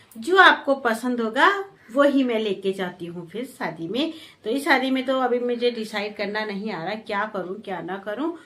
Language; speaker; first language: Hindi; non-native, local second language; Garhwali